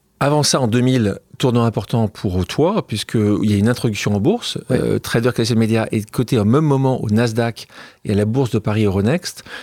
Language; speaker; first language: French; native; French